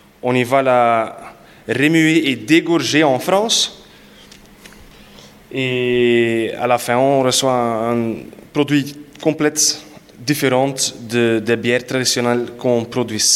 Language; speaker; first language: French; non-native, local second language; Dutch